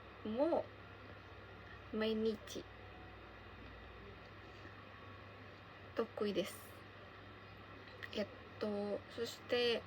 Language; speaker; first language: Japanese; non-native, learner; Indonesian